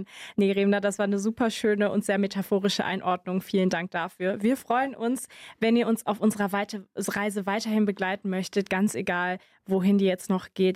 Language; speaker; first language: German; native; German